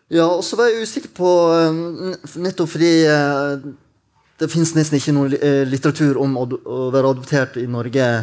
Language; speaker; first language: Norwegian; native; Norwegian